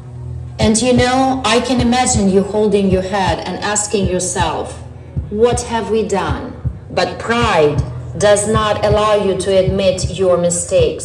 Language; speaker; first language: English; non-native, fluent; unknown